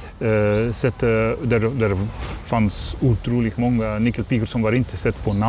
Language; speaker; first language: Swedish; non-native, learner; Dutch